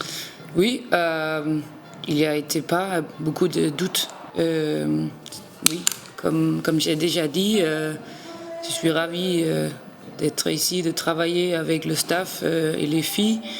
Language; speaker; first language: French; non-native, learner; Danish